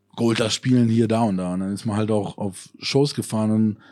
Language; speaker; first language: German; native; German